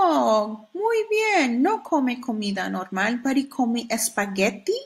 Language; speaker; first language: Spanish; non-native, fluent; English